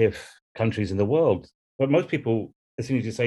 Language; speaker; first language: English; native; English